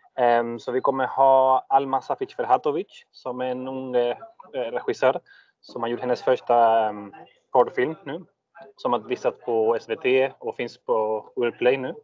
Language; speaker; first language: Swedish; native; Swedish